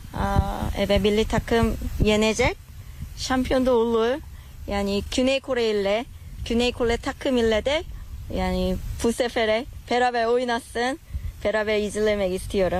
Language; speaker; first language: Turkish; non-native, learner; Korean